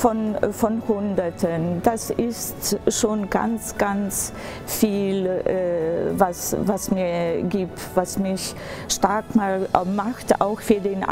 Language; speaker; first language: German; non-native, fluent; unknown